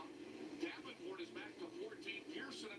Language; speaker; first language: English; native; English